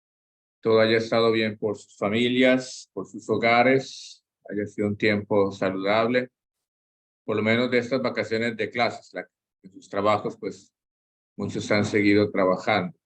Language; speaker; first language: Spanish; native; Spanish